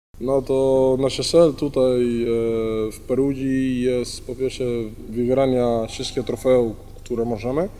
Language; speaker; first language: Polish; non-native, learner; Spanish